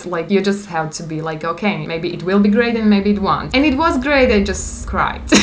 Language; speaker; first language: English; non-native, fluent; Slovak